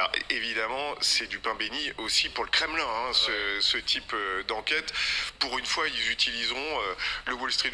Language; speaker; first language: French; native; French